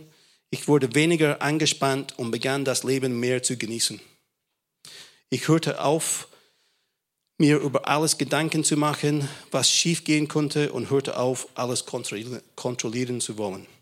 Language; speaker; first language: German; non-native, fluent; English